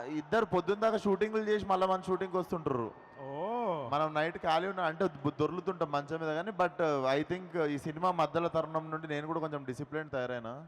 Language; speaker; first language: Telugu; native; Telugu